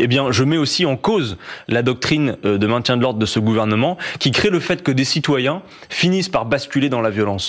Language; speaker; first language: French; native; French